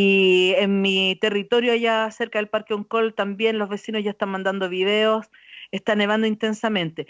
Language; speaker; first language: Spanish; native; Spanish